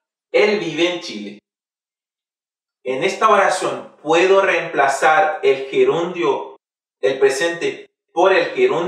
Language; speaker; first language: Spanish; non-native, fluent; Haitian Creole